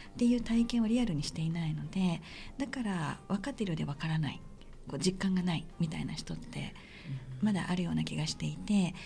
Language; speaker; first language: Japanese; native; Japanese